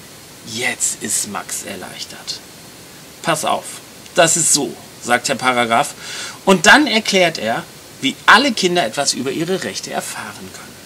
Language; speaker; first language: German; native; German